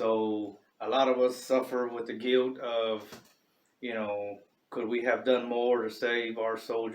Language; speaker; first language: English; native; English